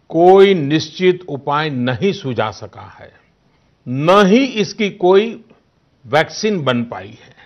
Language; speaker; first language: Hindi; non-native, local second language; Gujarati